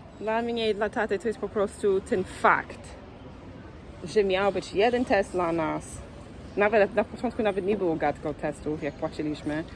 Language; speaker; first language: Polish; non-native, fluent; English